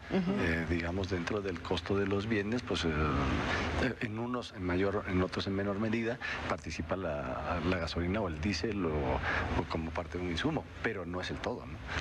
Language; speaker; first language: Spanish; native; Spanish